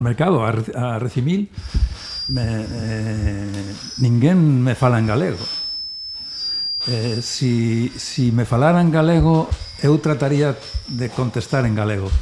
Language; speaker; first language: Galician; non-native, local second language; Spanish